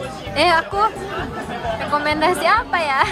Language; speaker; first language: Indonesian; non-native, learner; Japanese